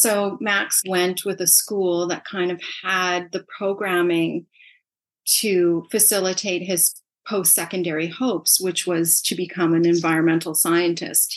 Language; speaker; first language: English; native; English